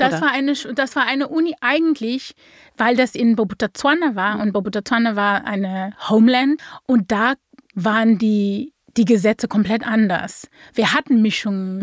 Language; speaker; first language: German; non-native, fluent; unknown